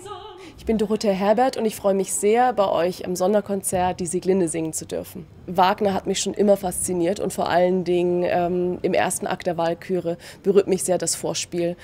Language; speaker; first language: German; native; German